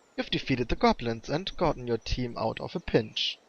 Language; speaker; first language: English; non-native, fluent; German